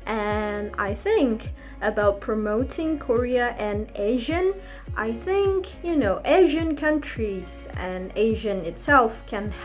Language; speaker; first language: English; non-native, fluent; Indonesian